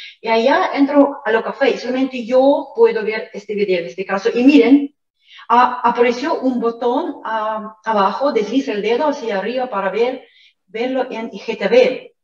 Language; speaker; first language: Spanish; non-native, fluent; Russian